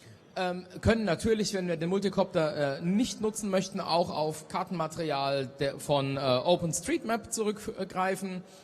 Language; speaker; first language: German; native; German